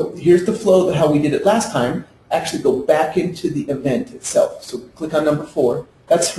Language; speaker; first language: English; native; English